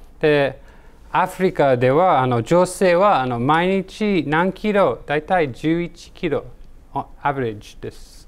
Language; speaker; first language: Japanese; non-native, learner; English